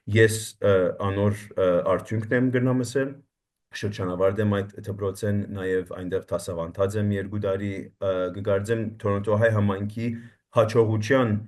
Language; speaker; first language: Armenian; early bilingual, heritage; Armenian